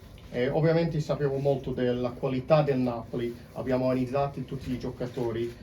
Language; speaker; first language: Italian; non-native, fluent; English